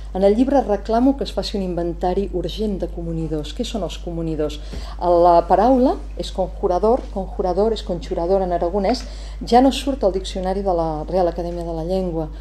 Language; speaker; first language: Catalan; native; Catalan